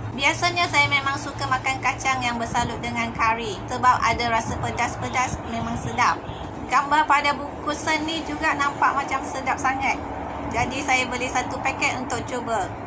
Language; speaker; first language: Malay; non-native, local second language; Chinese